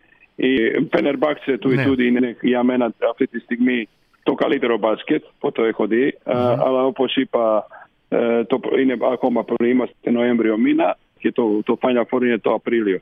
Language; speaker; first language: Greek; non-native, fluent; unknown